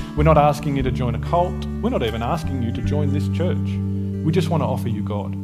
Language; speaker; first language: English; native; English